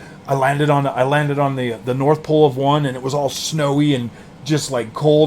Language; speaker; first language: English; native; English